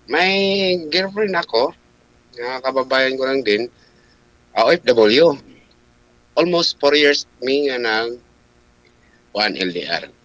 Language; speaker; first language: Filipino; non-native, local second language; Cebuano